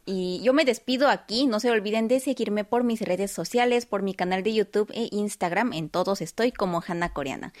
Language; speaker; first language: Spanish; early bilingual, heritage; Spanish